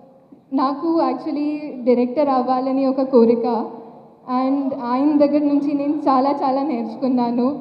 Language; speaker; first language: Telugu; non-native, fluent; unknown